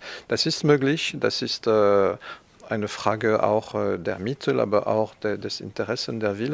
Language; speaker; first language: German; non-native, fluent; French